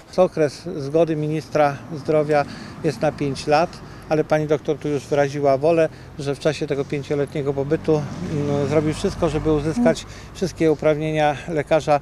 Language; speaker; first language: Polish; native; Polish